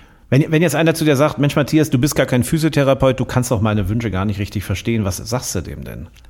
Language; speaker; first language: German; native; German